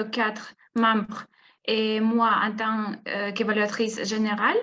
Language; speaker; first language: French; non-native, fluent; Russian